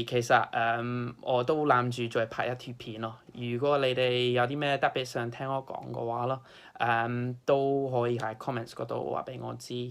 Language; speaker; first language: Cantonese; non-native, fluent; English